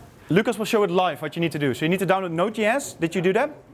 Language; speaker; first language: English; non-native, fluent; Dutch